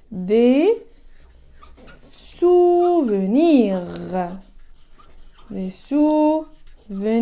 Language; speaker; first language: French; non-native, local second language; Arabic